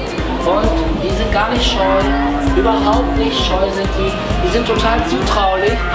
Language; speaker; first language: German; native; German